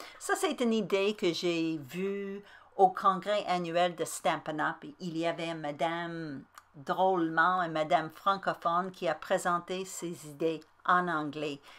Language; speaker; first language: French; native; French